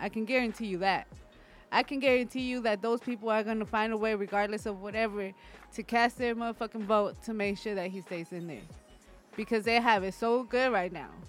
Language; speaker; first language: English; native; English